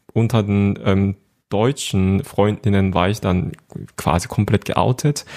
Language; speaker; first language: German; non-native, fluent; Korean